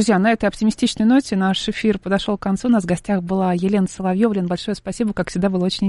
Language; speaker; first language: Russian; native; Russian